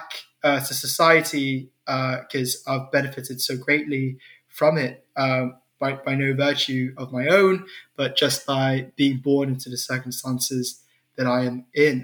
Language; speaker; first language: English; non-native, local second language; Cantonese